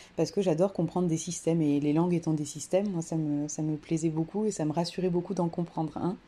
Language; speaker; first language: French; native; French